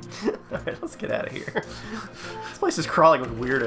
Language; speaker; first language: English; native; English